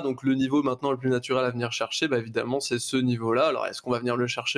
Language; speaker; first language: French; native; French